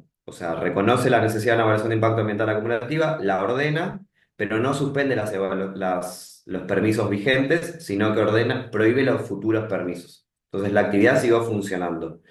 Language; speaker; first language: Spanish; native; Spanish